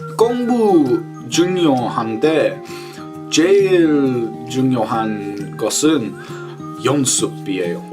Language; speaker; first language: Korean; non-native, learner; English